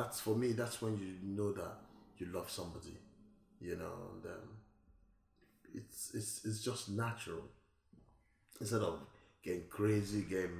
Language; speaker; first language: English; non-native, local second language; Igbo